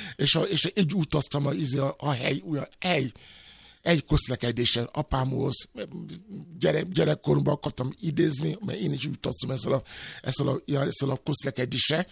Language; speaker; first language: Hungarian; non-native, fluent; Yoruba